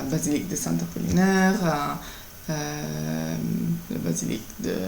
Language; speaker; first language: French; non-native, learner; Italian